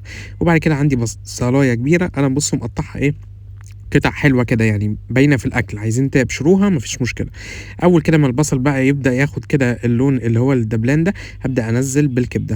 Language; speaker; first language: Arabic; native; Arabic